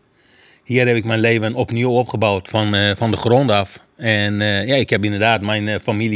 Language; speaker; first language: Dutch; non-native, fluent; Persian